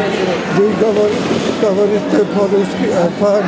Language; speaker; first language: Russian; non-native, learner; English